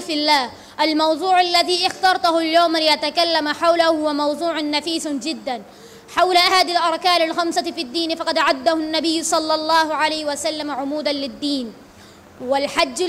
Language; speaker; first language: Arabic; non-native, learner; Urdu